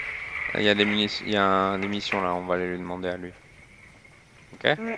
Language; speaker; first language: French; native; French